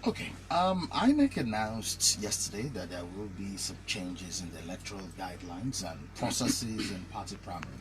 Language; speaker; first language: English; non-native, local second language; Yoruba